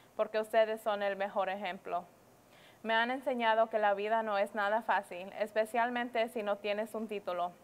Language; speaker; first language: Spanish; early bilingual, heritage; Spanish